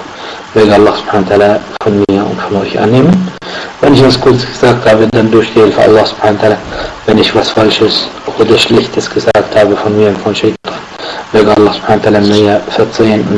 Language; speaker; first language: German; non-native, fluent; Arabic